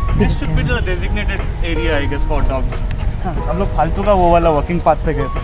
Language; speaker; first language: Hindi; non-native, local second language; Bangla